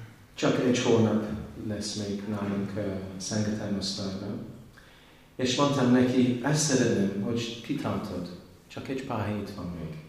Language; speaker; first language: Hungarian; non-native, learner; English